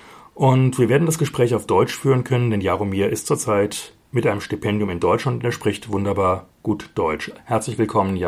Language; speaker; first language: German; native; German